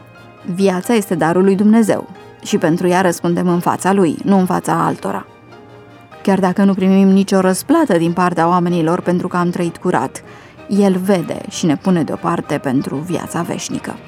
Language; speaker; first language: Romanian; native; Romanian